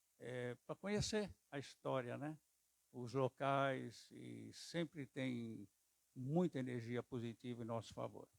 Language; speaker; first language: Portuguese; native; Portuguese